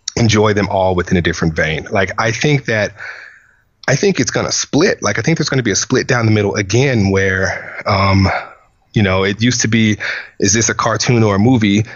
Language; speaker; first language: English; native; English